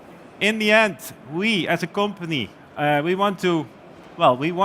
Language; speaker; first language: English; non-native, fluent; Dutch